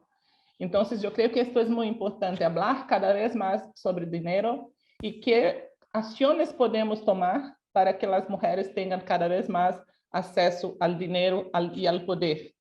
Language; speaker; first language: Spanish; non-native, local second language; Portuguese